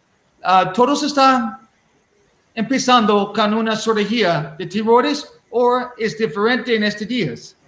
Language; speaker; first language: Spanish; non-native, learner; English